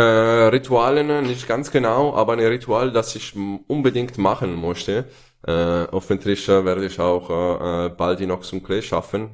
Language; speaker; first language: German; non-native, fluent; Italian